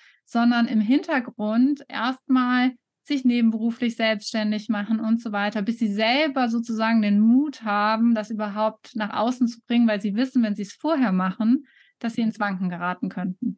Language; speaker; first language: German; native; German